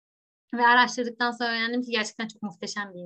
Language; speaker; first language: Turkish; non-native, fluent; Korean